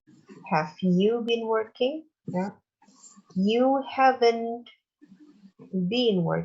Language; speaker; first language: English; non-native, local second language; Indonesian